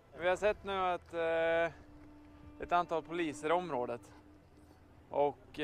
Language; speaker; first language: Swedish; native; Swedish